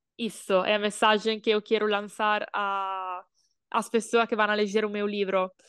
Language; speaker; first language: Portuguese; non-native, learner; Italian